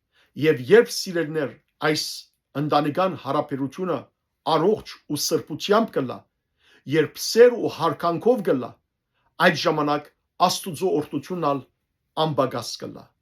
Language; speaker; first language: Armenian; native; Armenian